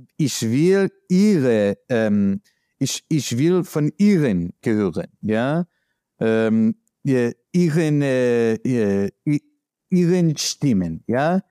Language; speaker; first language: German; non-native, learner; English